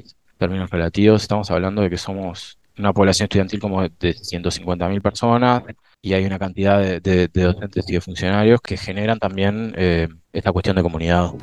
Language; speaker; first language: Spanish; native; Spanish